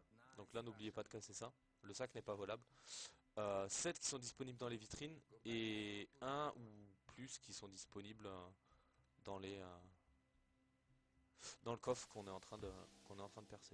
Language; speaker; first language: French; native; French